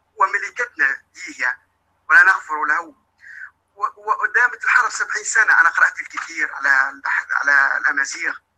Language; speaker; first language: Arabic; native; Arabic